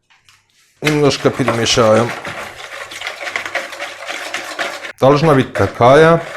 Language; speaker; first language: Russian; non-native, learner; Turkish